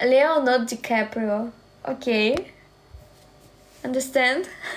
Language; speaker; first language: English; non-native, learner; Russian